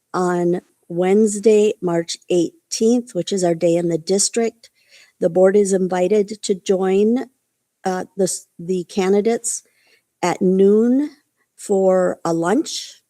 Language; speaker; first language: English; native; English